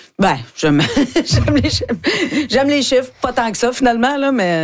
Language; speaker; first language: French; native; French